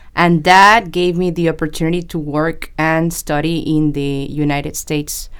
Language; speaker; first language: English; non-native, fluent; Spanish